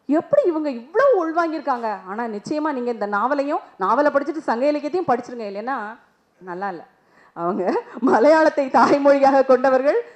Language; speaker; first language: Tamil; native; Tamil